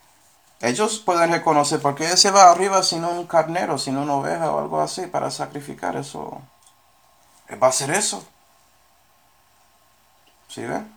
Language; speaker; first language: Spanish; non-native, fluent; English